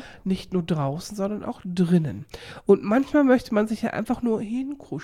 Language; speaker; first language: German; native; German